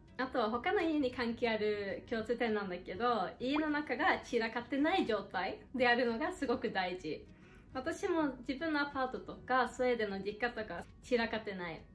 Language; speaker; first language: Japanese; non-native, fluent; Swedish